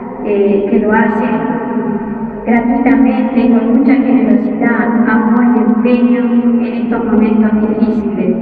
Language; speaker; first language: Spanish; native; Spanish